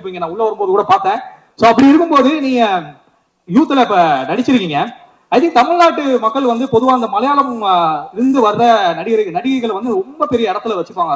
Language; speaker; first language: Tamil; native; Tamil